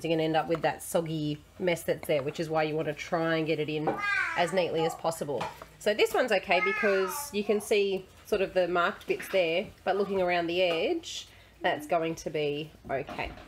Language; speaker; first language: English; native; English